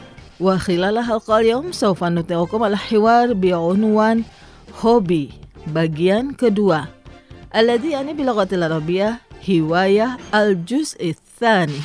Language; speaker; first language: Arabic; non-native, fluent; Indonesian